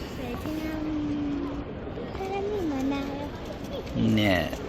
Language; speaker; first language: Korean; non-native, learner; Vietnamese